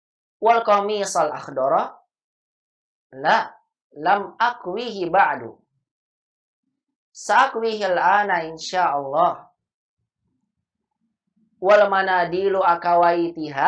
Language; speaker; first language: Arabic; non-native, fluent; Indonesian